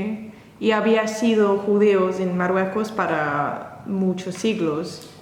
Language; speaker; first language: Spanish; non-native, learner; English